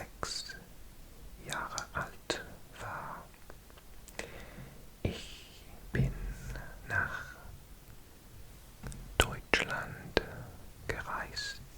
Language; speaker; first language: German; non-native, learner; Welsh